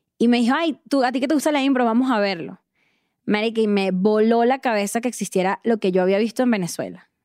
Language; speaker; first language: Spanish; native; Spanish